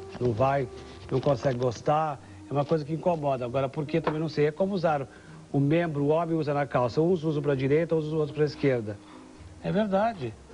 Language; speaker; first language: Portuguese; native; Portuguese